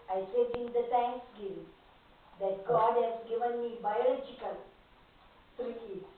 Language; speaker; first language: English; non-native, local second language; Tamil